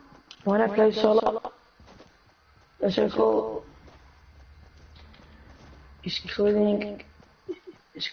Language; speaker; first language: English; non-native, learner; Greek